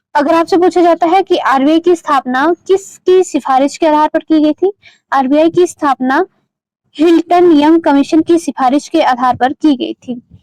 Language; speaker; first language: Hindi; native; Hindi